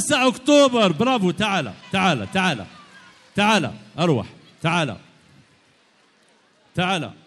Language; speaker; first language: Arabic; native; Arabic